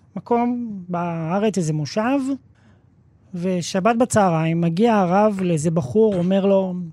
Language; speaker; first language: Hebrew; native; Hebrew